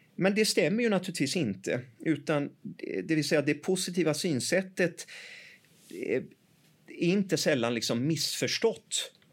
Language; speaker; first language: Swedish; early bilingual, other home language; Persian